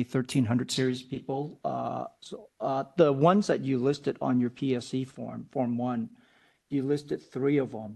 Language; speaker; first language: English; non-native, fluent; French